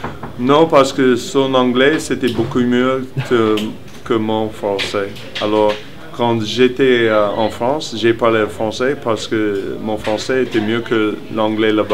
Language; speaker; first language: French; non-native, learner; English